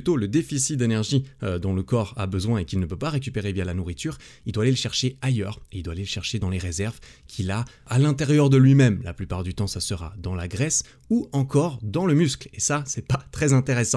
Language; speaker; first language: French; native; French